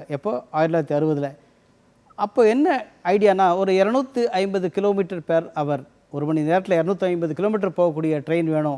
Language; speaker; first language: Tamil; native; Tamil